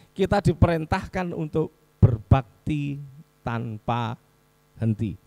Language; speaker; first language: Indonesian; native; Indonesian